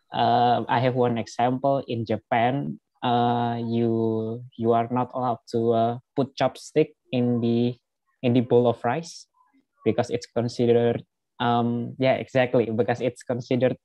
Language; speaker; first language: English; non-native, fluent; Indonesian